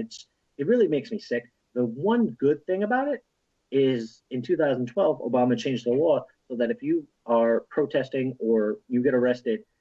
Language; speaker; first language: English; native; English